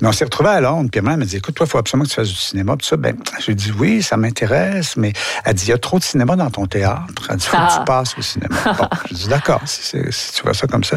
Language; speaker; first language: French; native; French